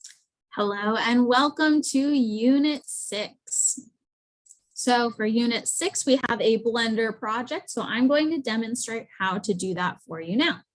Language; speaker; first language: English; native; English